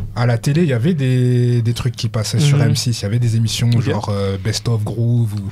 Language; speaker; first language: French; native; French